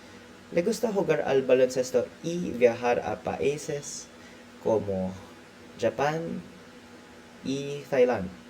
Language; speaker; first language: Spanish; non-native, learner; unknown